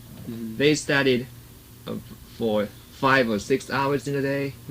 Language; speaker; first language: English; non-native, learner; Japanese